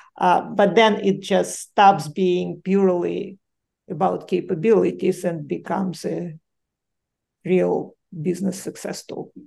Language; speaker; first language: English; non-native, fluent; Ukrainian